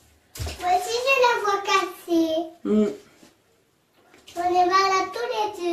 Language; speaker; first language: French; native; French